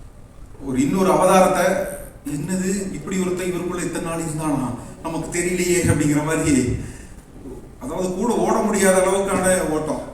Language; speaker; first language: Tamil; native; Tamil